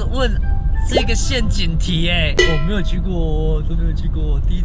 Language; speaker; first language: Chinese; native; Chinese